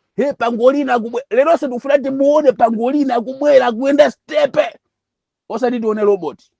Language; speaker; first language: Nyanja; non-native, local second language; Tumbuka